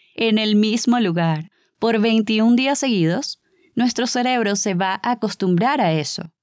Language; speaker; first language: Spanish; native; Spanish